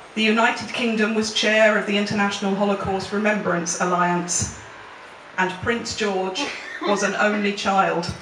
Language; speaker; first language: English; native; English